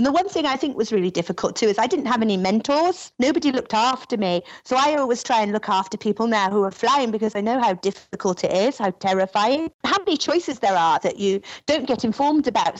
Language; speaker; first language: English; native; English